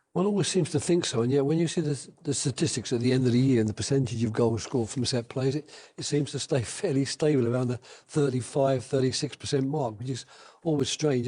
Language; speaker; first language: English; native; English